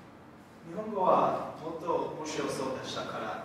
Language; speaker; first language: Japanese; non-native, learner; English